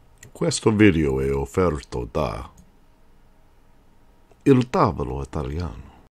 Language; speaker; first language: Italian; non-native, learner; English